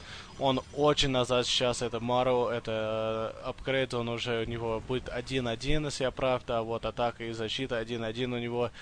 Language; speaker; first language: Russian; early bilingual, heritage; English